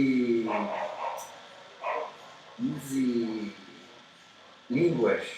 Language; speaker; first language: English; non-native, learner; Portuguese